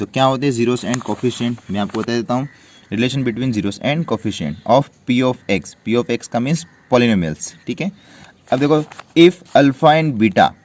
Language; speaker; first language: Hindi; native; Hindi